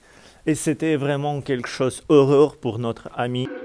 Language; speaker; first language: French; non-native, learner; Russian